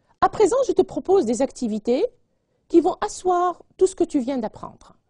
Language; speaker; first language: French; non-native, local second language; Arabic